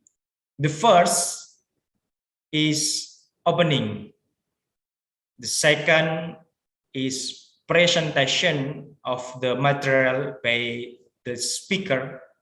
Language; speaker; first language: English; non-native, learner; Indonesian